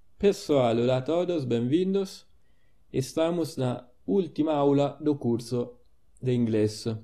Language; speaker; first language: Portuguese; non-native, fluent; Italian